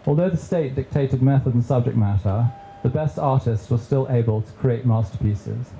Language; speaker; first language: English; native; English